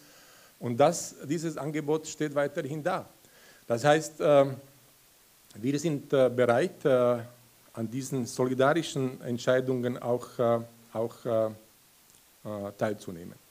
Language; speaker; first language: German; non-native, fluent; Slovak